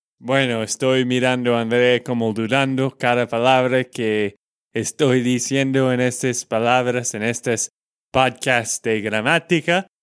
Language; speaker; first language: Spanish; non-native, fluent; English